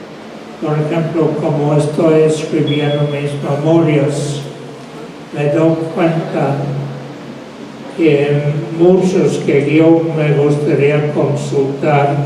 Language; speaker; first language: Spanish; non-native, fluent; English